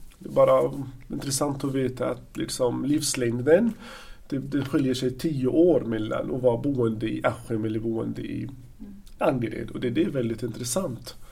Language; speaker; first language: Swedish; non-native, fluent; Arabic